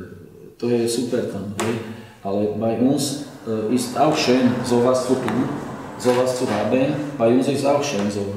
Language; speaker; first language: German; non-native, learner; Slovak